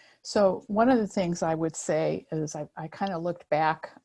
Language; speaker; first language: English; native; English